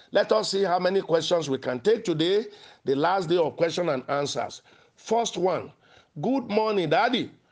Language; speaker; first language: English; non-native, local second language; Yoruba